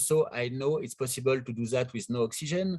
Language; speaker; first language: English; non-native, learner; French